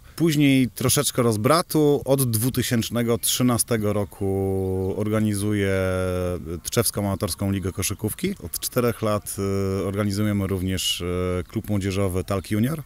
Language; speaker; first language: Polish; native; Polish